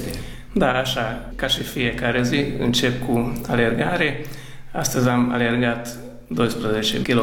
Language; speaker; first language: Romanian; early bilingual, heritage; Romanian